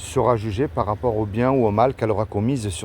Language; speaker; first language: French; native; French